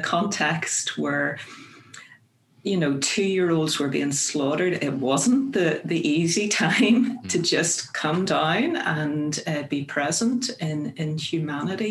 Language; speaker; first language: English; native; English